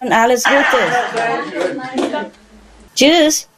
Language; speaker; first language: German; non-native, learner; Vietnamese